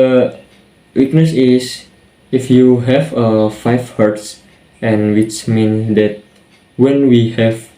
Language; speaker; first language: English; non-native, learner; Indonesian